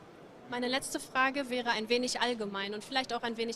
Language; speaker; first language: German; non-native, fluent; Kurdish